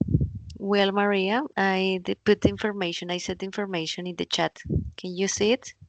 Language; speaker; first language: English; non-native, learner; Spanish